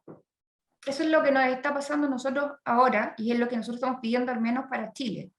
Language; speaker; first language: Spanish; native; Spanish